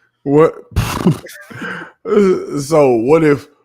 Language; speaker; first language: English; native; English